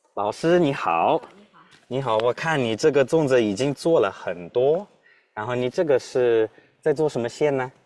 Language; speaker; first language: Chinese; non-native, fluent; English